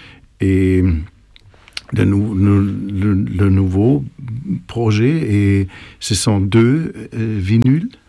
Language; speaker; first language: French; non-native, fluent; German